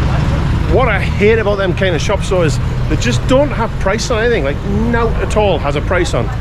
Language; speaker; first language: English; native; English